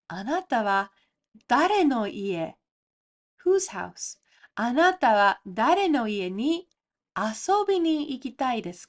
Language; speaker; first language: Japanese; non-native, fluent; English